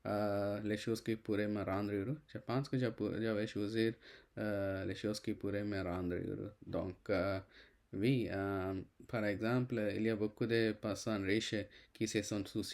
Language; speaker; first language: French; non-native, learner; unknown